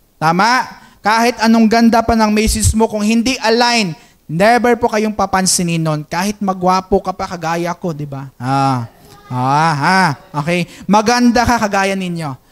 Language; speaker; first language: Filipino; non-native, local second language; Hiligaynon